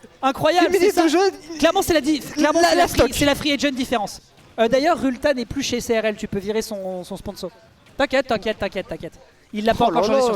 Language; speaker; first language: French; native; French